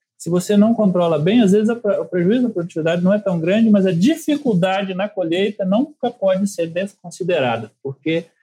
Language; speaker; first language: Portuguese; native; Portuguese